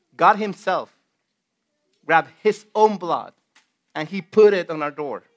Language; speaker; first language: English; non-native, fluent; Spanish